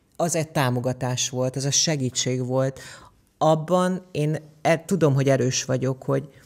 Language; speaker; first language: Hungarian; native; Hungarian